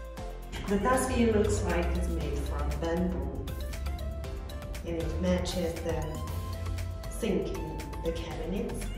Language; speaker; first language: English; non-native, fluent; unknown